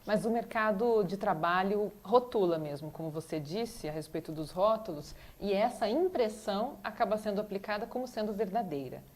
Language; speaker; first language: Portuguese; native; Portuguese